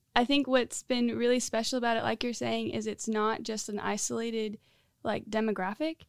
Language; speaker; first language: English; native; English